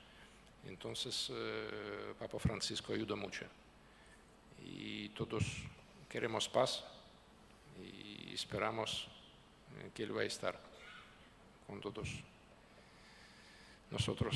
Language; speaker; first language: Spanish; non-native, fluent; Ukrainian